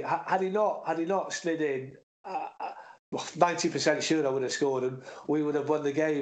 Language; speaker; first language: English; native; English